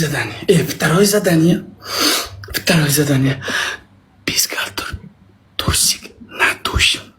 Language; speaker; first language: Russian; non-native, learner; Uzbek